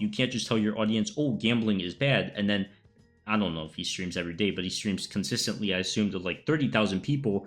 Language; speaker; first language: English; native; English